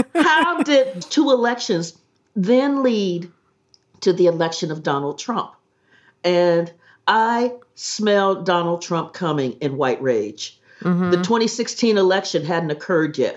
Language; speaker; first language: English; native; English